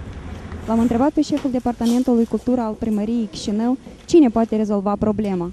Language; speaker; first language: Romanian; native; Romanian